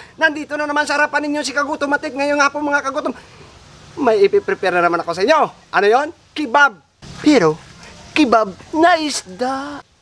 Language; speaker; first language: Filipino; non-native, local second language; Kinaray-a